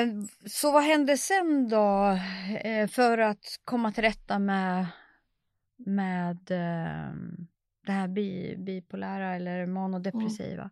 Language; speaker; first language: Swedish; native; Swedish